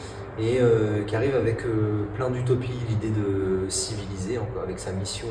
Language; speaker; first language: French; native; French